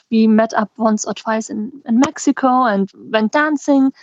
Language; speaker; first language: English; non-native, fluent; German